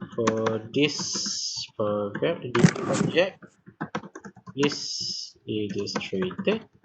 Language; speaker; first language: English; non-native, local second language; Malay